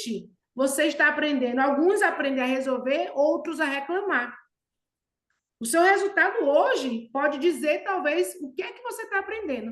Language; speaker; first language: Portuguese; native; Portuguese